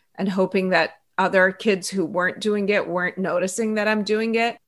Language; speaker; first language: English; early bilingual, other home language; Persian